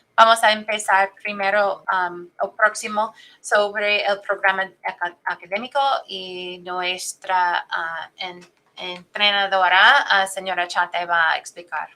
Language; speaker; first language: Spanish; non-native, fluent; English